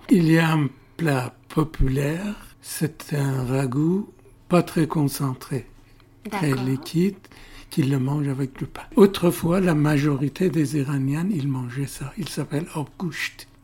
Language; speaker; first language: French; non-native, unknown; Persian